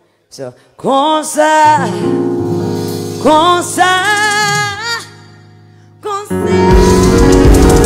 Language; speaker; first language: French; non-native, learner; English